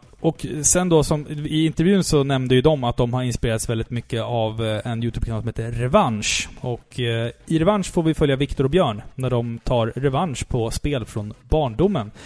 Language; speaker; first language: Swedish; native; Swedish